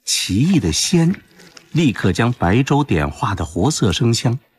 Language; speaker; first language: Chinese; native; Chinese